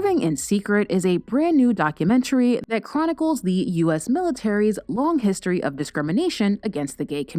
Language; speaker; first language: English; native; English